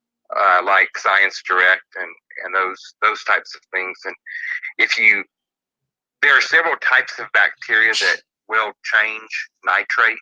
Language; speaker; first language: English; native; English